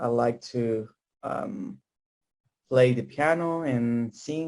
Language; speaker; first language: English; non-native, learner; Spanish